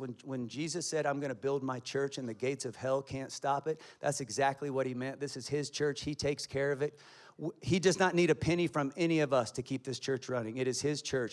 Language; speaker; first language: English; native; English